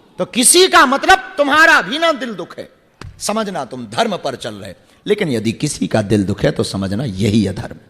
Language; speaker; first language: Hindi; native; Hindi